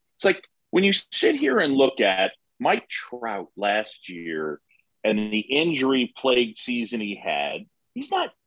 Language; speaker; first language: English; native; English